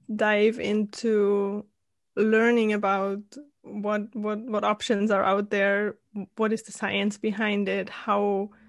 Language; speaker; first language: English; non-native, fluent; German